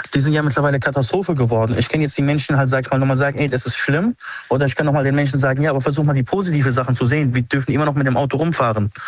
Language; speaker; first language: German; early bilingual, other home language; Arabic